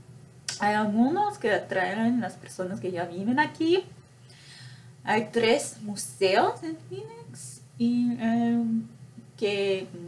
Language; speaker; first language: Spanish; non-native, fluent; English